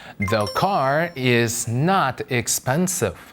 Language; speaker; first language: English; non-native, fluent; Korean